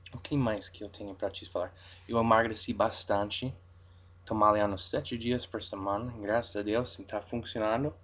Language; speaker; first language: Portuguese; non-native, fluent; English